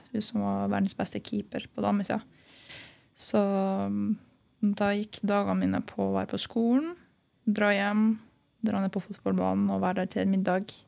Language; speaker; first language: Norwegian; early bilingual, other home language; Lithuanian